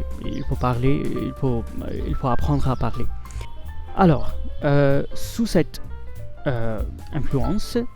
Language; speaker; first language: French; non-native, fluent; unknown